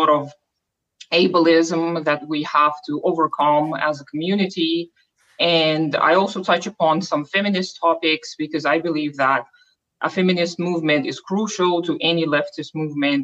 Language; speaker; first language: English; non-native, fluent; Russian